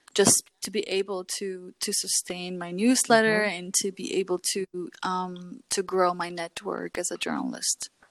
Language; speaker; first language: English; early bilingual, other home language; Kurdish